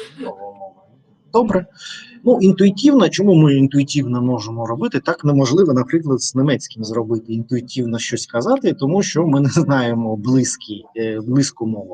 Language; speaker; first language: Ukrainian; non-native, learner; Russian